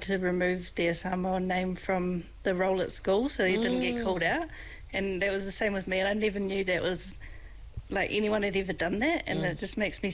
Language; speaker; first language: English; native; English